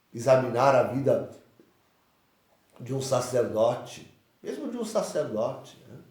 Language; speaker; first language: Portuguese; native; Portuguese